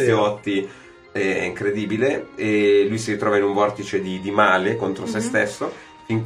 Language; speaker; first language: Italian; native; Italian